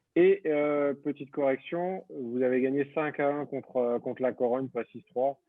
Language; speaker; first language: French; native; French